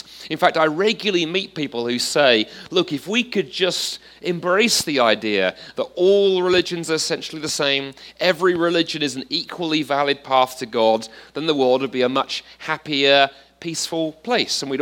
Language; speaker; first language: English; native; English